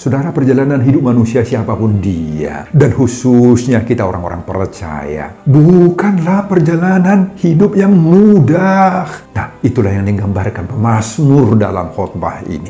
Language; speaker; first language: Indonesian; non-native, local second language; Batak Toba